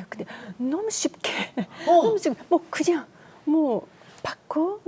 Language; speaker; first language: Korean; non-native, learner; Japanese